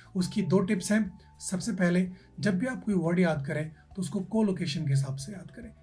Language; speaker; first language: Hindi; native; Hindi